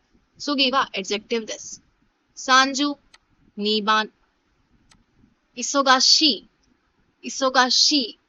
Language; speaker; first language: Japanese; non-native, fluent; Hindi